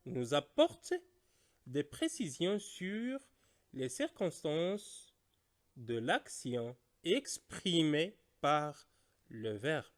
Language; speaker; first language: French; non-native, local second language; Arabic